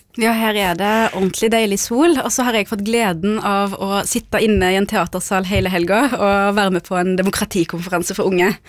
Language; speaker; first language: Norwegian; early bilingual, other home language; Arabic